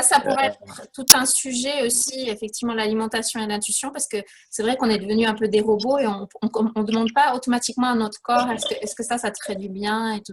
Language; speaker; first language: French; native; French